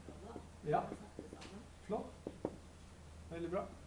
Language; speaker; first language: Norwegian; non-native, fluent; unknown